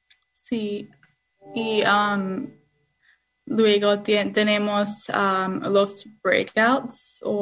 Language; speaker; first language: Spanish; non-native, learner; English